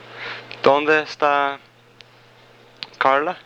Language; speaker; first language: Spanish; non-native, learner; English